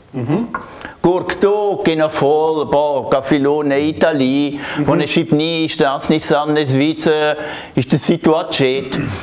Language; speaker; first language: Albanian; non-native, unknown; German